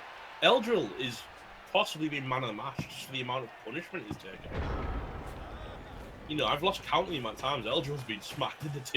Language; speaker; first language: English; native; English